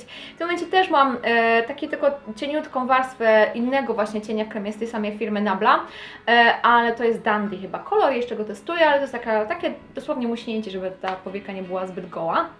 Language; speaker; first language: Polish; native; Polish